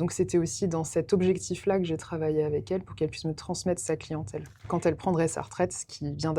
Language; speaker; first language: French; native; French